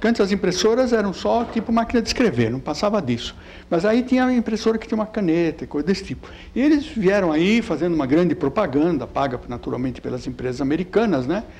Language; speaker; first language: Portuguese; early bilingual, other home language; Italian